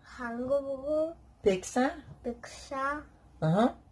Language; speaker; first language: English; non-native, learner; Spanish